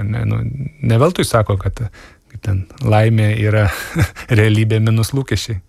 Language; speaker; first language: Lithuanian; native; Lithuanian